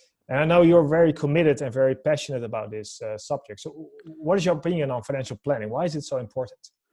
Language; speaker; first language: English; non-native, fluent; Dutch